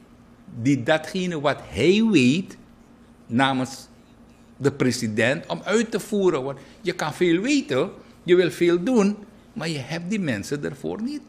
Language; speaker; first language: Dutch; native; Dutch